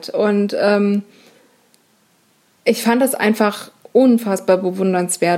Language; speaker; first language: German; native; German